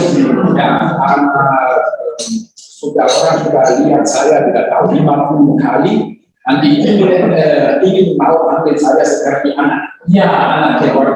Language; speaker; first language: Indonesian; non-native, learner; German